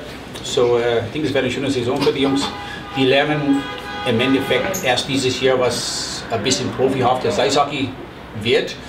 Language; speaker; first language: German; non-native, fluent; English